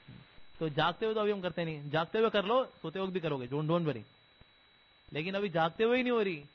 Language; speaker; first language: Hindi; native; Hindi